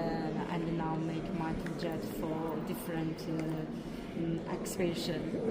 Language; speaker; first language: English; non-native, learner; Italian